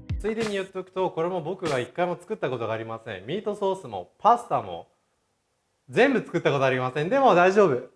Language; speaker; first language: Japanese; non-native, fluent; Filipino